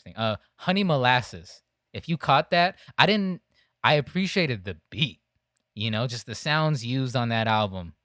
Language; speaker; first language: English; native; English